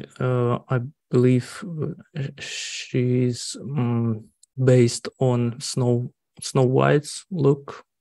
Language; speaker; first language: English; non-native, learner; Russian